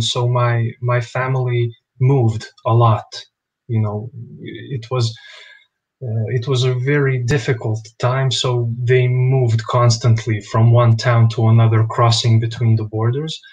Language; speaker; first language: English; non-native, fluent; Bosnian